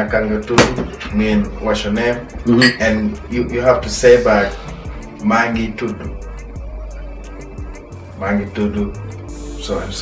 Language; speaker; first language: English; non-native, fluent; Wolof